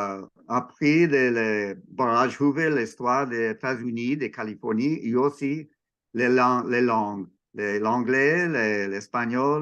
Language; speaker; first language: French; non-native, learner; English